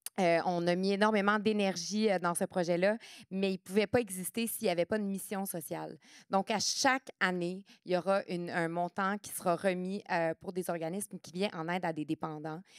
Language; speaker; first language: French; native; French